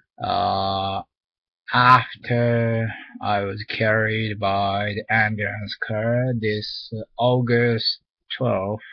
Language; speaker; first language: English; non-native, learner; Japanese